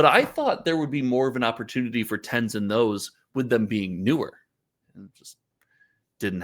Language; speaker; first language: English; native; English